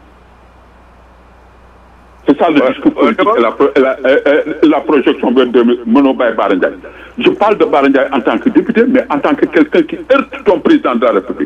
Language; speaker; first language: French; non-native, local second language; Wolof